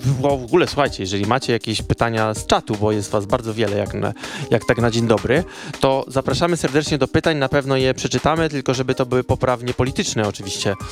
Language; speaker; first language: Polish; native; Polish